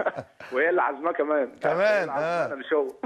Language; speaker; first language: Arabic; native; Arabic